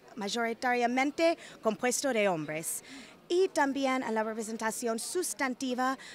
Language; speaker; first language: Spanish; non-native, fluent; English